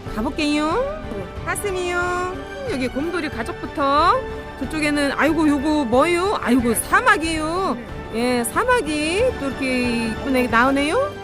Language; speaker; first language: Korean; native; Korean